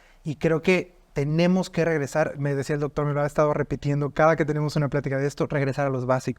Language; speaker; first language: Spanish; native; Spanish